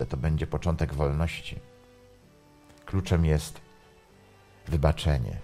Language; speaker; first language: Polish; native; Polish